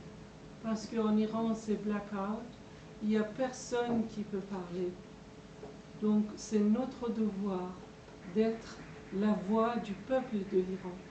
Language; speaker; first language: French; non-native, fluent; Persian